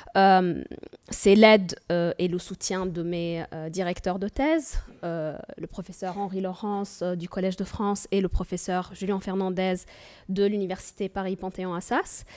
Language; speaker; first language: French; non-native, fluent; Arabic